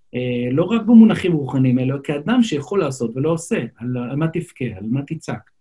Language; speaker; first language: Hebrew; non-native, local second language; Yiddish